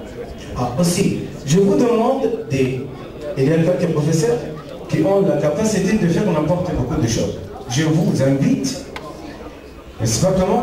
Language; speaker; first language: French; non-native, fluent; Arabic